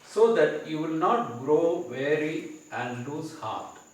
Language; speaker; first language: English; non-native, local second language; Tamil